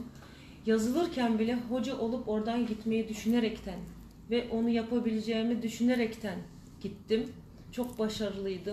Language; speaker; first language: Turkish; early bilingual, heritage; Turkish